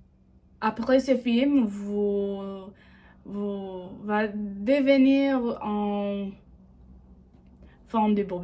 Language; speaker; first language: French; non-native, learner; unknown